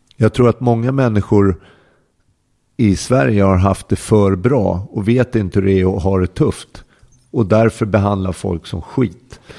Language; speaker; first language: Swedish; native; Swedish